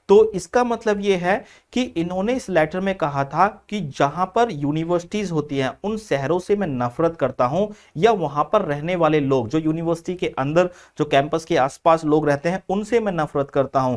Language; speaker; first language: Hindi; native; Hindi